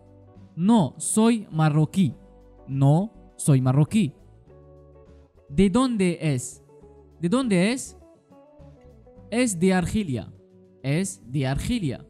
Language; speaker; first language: Spanish; non-native, fluent; Arabic